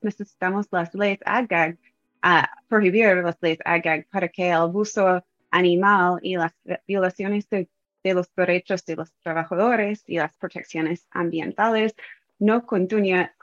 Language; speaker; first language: Spanish; non-native, fluent; English